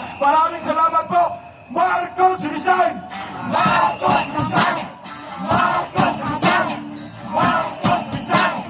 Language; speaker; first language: Filipino; non-native, local second language; Cebuano